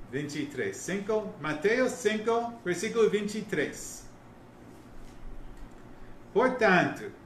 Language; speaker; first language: Portuguese; non-native, learner; English